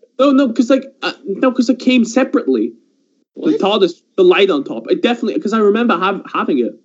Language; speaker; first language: English; early bilingual, other home language; Persian